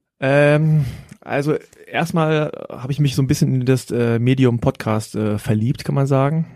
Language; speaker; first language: German; native; German